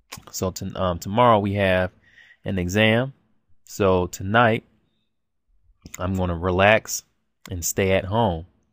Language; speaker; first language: English; native; English